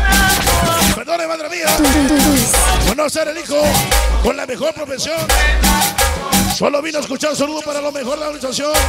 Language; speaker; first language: Spanish; native; Spanish